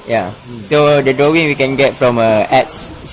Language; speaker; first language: English; non-native, fluent; Malay